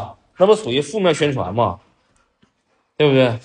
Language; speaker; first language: Chinese; native; Chinese